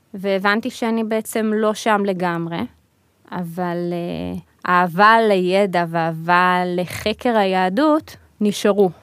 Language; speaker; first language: Hebrew; early bilingual, other home language; Russian